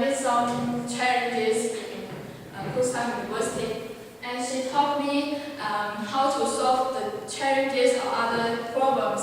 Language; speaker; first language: English; non-native, learner; Chinese